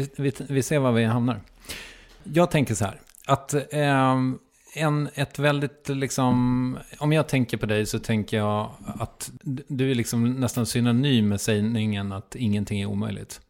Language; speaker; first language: Swedish; native; Swedish